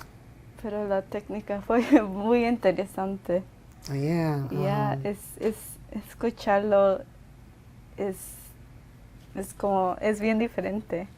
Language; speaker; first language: Spanish; early bilingual, other home language; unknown